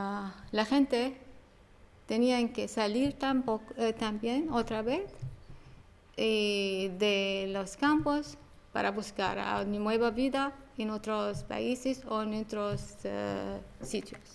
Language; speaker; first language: Spanish; non-native, learner; Arabic